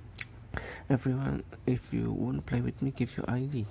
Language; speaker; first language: English; non-native, learner; Indonesian